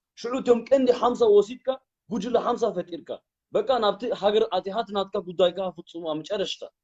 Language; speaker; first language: Tigrinya; early bilingual, heritage; Tigrinya